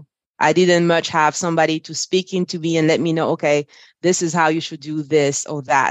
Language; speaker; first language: English; non-native, fluent; French